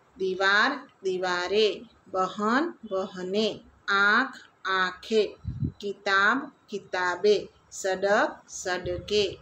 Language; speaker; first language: Hindi; non-native, local second language; Gujarati